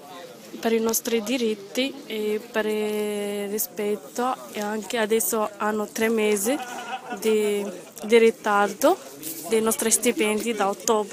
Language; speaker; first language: Italian; non-native, fluent; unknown